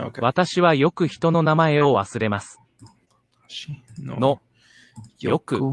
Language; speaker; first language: Japanese; non-native, learner; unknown